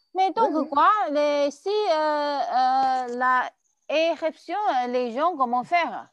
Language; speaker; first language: French; non-native, learner; Chinese